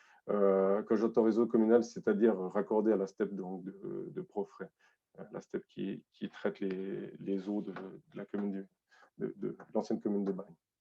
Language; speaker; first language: French; native; French